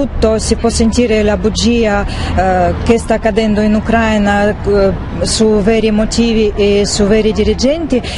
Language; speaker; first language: Italian; non-native, learner; Russian